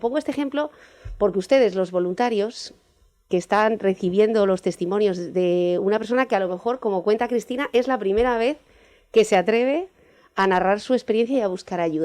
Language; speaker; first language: Spanish; native; Spanish